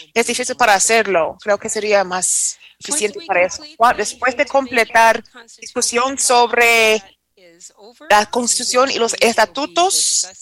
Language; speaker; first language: Spanish; non-native, fluent; English